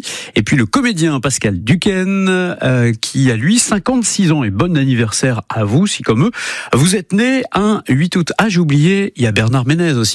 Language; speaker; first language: French; native; French